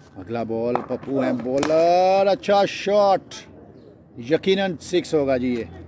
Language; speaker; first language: Urdu; non-native, local second language; Punjabi